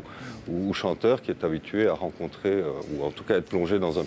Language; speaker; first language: French; native; French